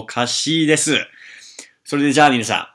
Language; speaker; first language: Japanese; non-native, fluent; English